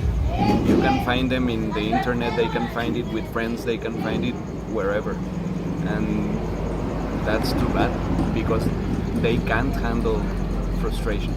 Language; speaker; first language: English; non-native, fluent; Spanish